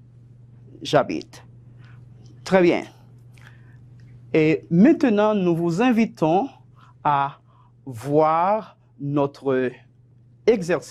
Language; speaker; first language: French; non-native, fluent; Spanish